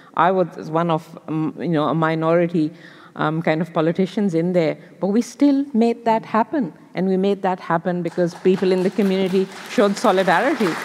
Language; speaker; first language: English; non-native, local second language; Urdu